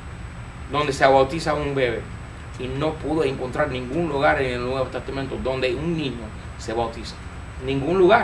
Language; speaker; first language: Spanish; non-native, fluent; English